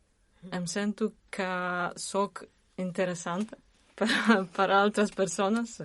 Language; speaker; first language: Catalan; non-native, learner; Russian